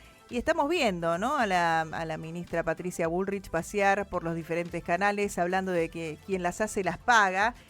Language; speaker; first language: Spanish; native; Spanish